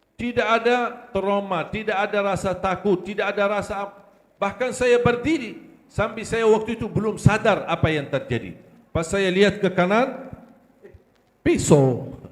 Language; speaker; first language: Malay; non-native, fluent; Arabic